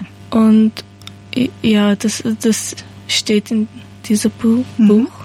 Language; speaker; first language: German; non-native, learner; Persian